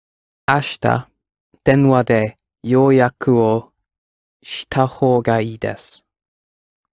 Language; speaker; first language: Japanese; non-native, learner; English